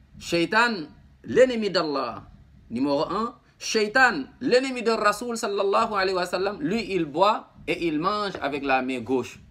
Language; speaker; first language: French; non-native, local second language; Wolof